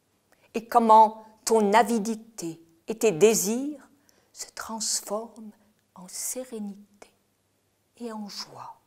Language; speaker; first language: French; native; French